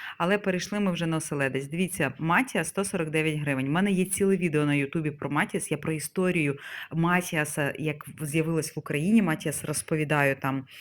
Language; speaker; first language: Ukrainian; non-native, local second language; Russian